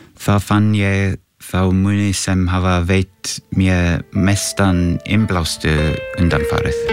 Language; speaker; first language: Icelandic; non-native, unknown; English